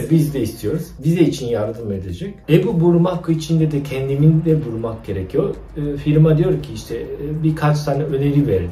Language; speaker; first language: Turkish; non-native, fluent; Japanese